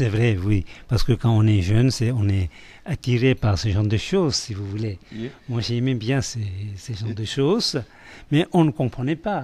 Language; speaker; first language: French; non-native, fluent; Tibetan